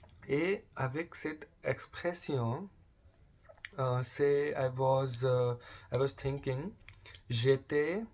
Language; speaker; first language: French; non-native, learner; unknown